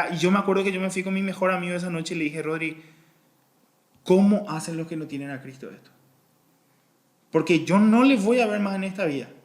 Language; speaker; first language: Spanish; native; Spanish